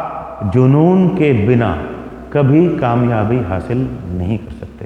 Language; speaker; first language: Hindi; native; Hindi